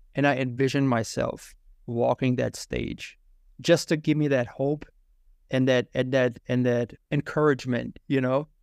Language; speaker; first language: English; non-native, fluent; German